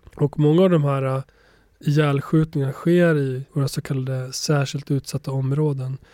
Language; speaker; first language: Swedish; early bilingual, other home language; Albanian